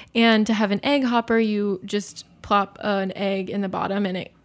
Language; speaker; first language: English; native; English